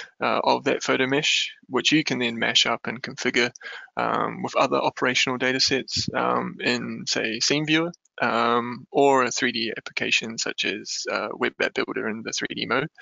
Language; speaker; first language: English; native; English